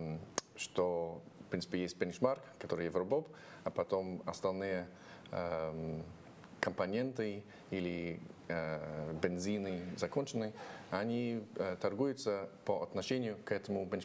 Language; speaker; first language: Russian; non-native, fluent; English